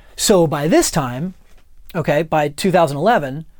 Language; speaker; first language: English; native; English